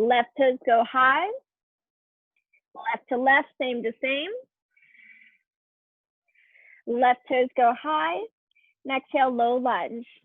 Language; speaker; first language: English; native; English